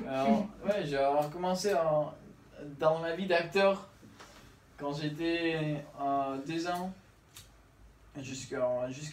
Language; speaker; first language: French; non-native, learner; Spanish